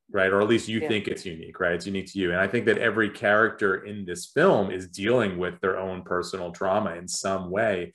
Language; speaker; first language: English; native; English